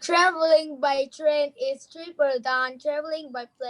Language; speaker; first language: English; non-native, learner; Vietnamese